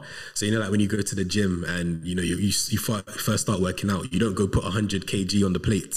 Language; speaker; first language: English; native; English